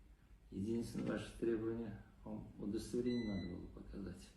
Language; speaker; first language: Russian; non-native, local second language; Uzbek